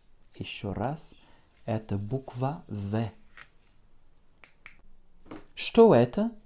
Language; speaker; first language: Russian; non-native, fluent; French